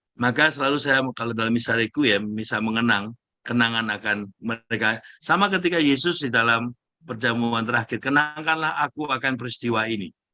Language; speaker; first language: Indonesian; native; Indonesian